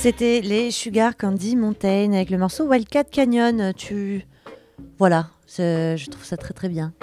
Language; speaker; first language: French; native; French